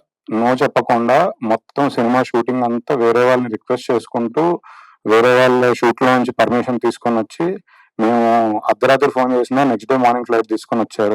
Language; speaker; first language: Telugu; native; Telugu